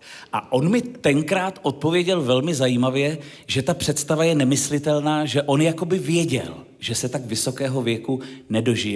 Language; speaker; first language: Czech; native; Czech